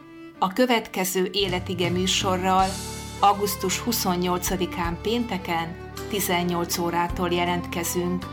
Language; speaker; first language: Hungarian; native; Hungarian